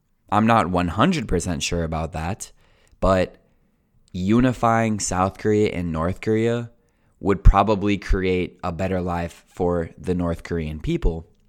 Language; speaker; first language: English; native; English